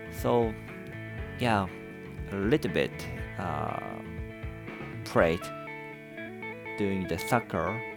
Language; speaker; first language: English; non-native, learner; Japanese